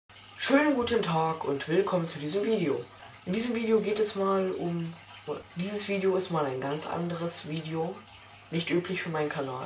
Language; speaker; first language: German; native; German